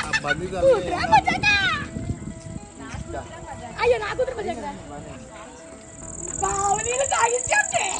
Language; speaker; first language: Telugu; native; Telugu